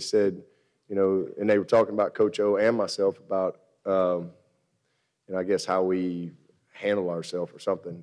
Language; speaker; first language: English; native; English